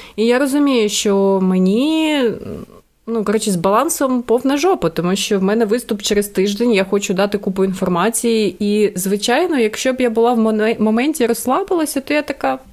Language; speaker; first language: Ukrainian; native; Ukrainian